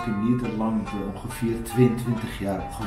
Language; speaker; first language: Dutch; non-native, learner; Arabic